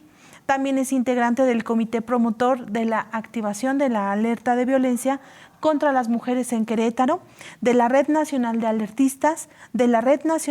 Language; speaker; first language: Spanish; native; Spanish